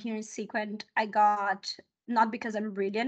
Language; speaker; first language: English; non-native, fluent; Portuguese